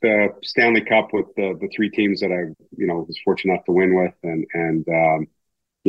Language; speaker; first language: English; native; English